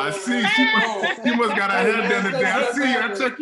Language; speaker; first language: English; native; English